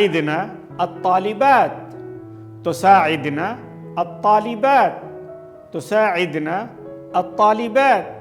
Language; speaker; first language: Arabic; non-native, fluent; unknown